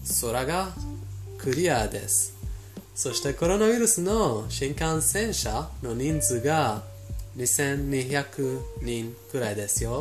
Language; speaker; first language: Japanese; non-native, fluent; Persian